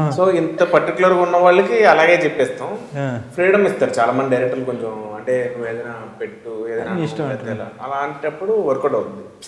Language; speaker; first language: Telugu; native; Telugu